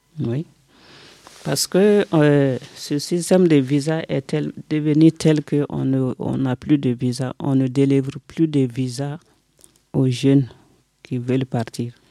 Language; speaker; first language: French; non-native, local second language; Bambara